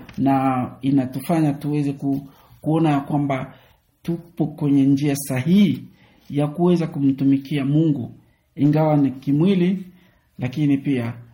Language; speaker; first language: Swahili; native; Swahili